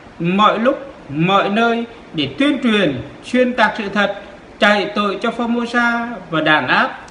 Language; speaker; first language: Vietnamese; native; Vietnamese